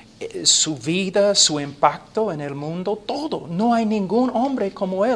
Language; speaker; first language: Spanish; non-native, fluent; English